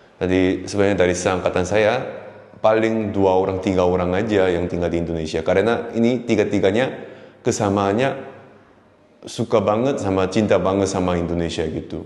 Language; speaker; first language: Indonesian; non-native, fluent; Korean